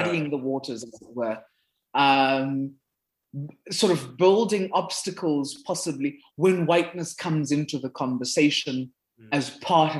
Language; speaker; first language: English; non-native, local second language; Zulu